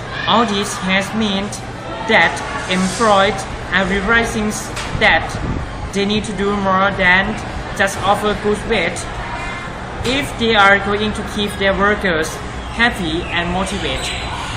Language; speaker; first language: English; non-native, learner; Thai